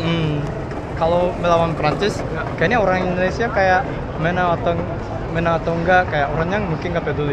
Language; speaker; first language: Indonesian; non-native, fluent; Japanese